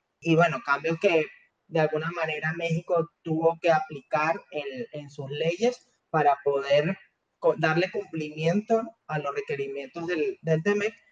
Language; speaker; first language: Spanish; native; Spanish